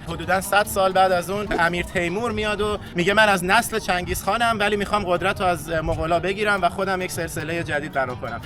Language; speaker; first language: Persian; native; Persian